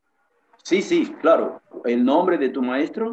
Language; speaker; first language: Spanish; non-native, learner; Portuguese